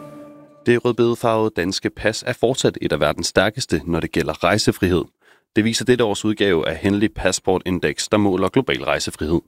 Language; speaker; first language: Danish; native; Danish